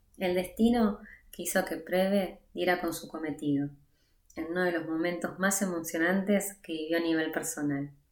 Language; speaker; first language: Spanish; native; Spanish